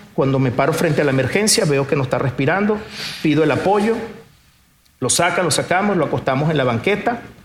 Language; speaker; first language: Spanish; early bilingual, other home language; Portuguese